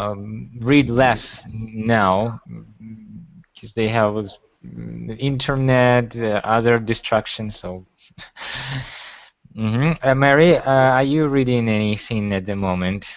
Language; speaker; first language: English; non-native, fluent; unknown